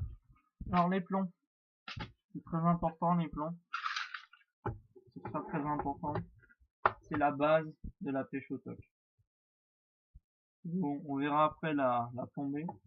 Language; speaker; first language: French; native; French